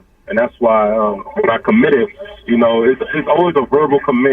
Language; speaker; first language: English; native; English